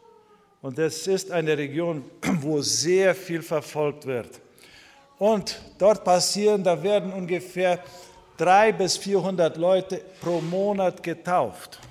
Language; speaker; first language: German; non-native, fluent; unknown